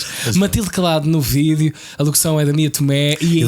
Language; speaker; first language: Portuguese; native; Portuguese